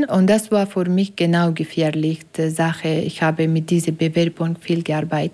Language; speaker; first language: German; non-native, learner; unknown